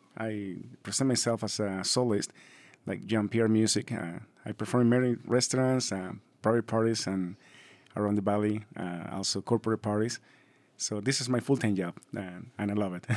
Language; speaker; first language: English; non-native, fluent; Spanish